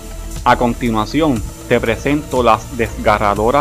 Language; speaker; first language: Spanish; native; Spanish